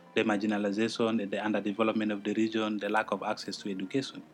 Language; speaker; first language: English; non-native, fluent; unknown